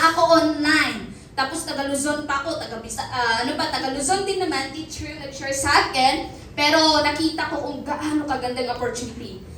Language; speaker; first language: Filipino; non-native, local second language; Cebuano